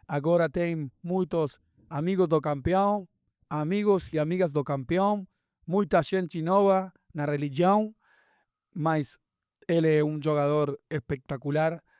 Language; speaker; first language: Portuguese; non-native, learner; Spanish